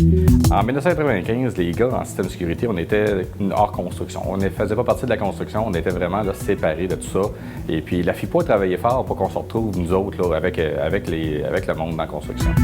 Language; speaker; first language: French; native; French